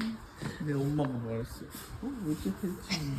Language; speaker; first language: Korean; non-native, learner; Japanese